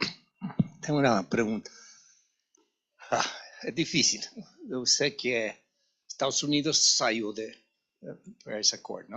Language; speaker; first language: Portuguese; non-native, learner; Spanish